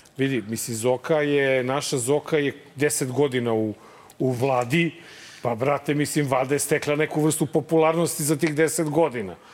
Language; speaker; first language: Serbian; native; Serbian